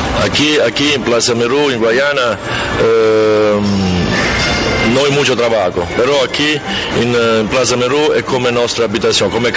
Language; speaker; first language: Spanish; non-native, learner; Italian